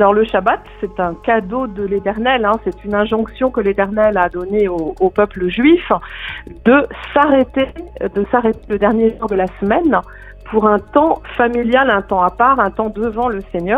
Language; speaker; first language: French; native; French